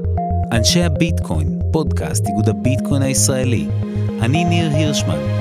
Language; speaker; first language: Hebrew; native; Hebrew